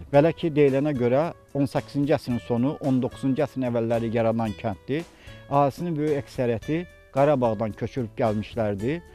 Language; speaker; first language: Azerbaijani; native; Azerbaijani